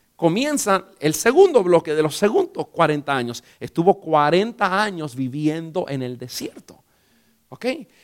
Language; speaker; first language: Spanish; early bilingual, heritage; Spanish